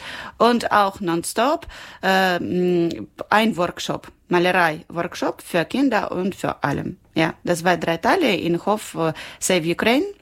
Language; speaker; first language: German; non-native, learner; Ukrainian